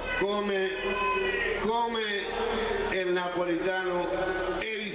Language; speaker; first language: Italian; non-native, fluent; Spanish